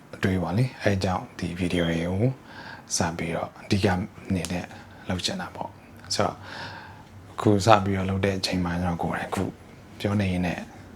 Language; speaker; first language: Burmese; early bilingual, heritage; Burmese